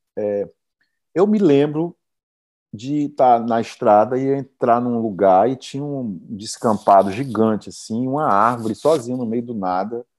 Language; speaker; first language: Portuguese; native; Portuguese